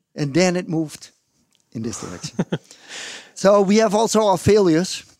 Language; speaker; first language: English; non-native, fluent; Dutch